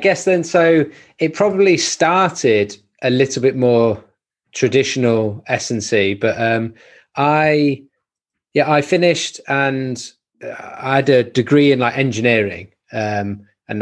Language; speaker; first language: English; native; English